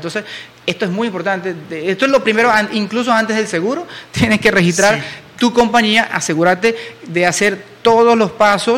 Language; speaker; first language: Spanish; native; Spanish